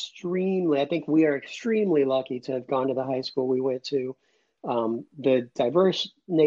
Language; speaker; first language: English; native; English